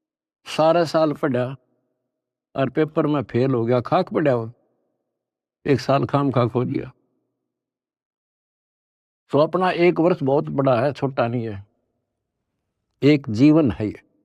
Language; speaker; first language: Hindi; native; Hindi